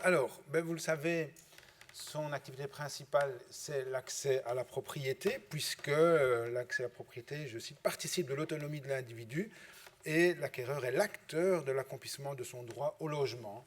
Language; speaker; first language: French; native; French